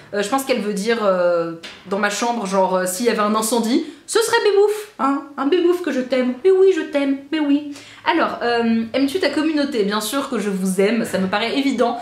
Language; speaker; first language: French; native; French